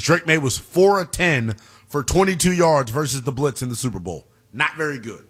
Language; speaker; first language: English; native; English